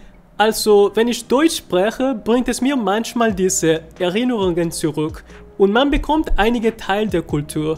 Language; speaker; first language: German; non-native, fluent; Spanish